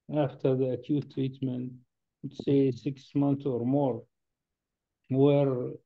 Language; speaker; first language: English; non-native, fluent; Arabic